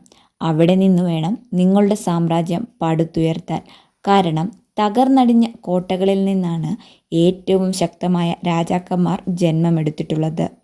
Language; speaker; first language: Malayalam; native; Malayalam